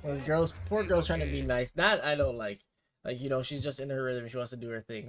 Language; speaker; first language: English; native; English